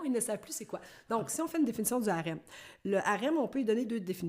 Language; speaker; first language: French; native; French